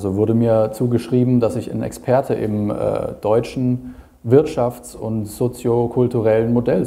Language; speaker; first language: German; native; German